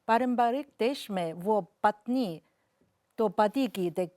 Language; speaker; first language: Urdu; non-native, learner; Chinese